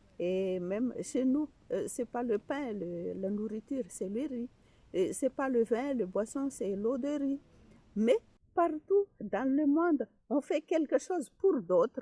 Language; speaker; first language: French; non-native, fluent; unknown